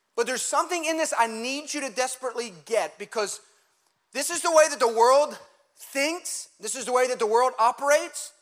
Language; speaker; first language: English; early bilingual, other home language; German